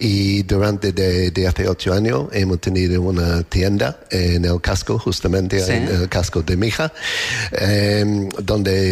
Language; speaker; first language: Spanish; non-native, learner; English